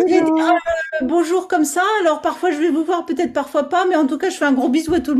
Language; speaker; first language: French; native; French